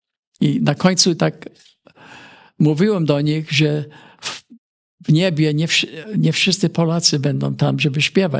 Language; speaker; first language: Polish; early bilingual, heritage; Polish